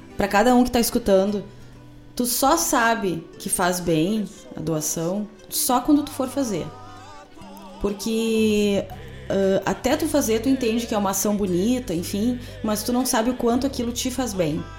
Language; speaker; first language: Portuguese; native; Portuguese